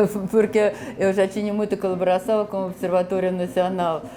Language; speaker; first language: Portuguese; non-native, fluent; Russian